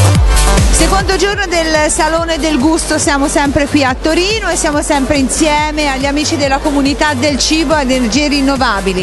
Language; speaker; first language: Italian; native; Italian